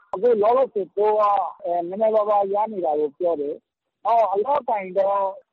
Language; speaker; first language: Burmese; non-native, local second language; Rohingya